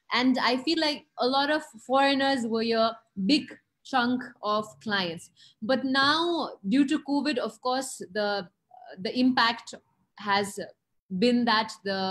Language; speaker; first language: English; non-native, local second language; Nepali